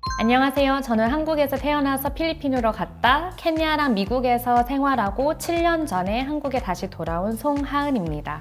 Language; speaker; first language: Korean; early bilingual, heritage; Korean